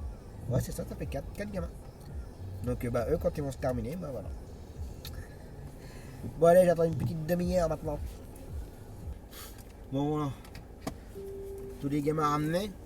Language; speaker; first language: French; native; French